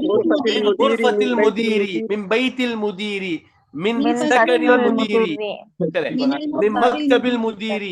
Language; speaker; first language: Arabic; non-native, fluent; Urdu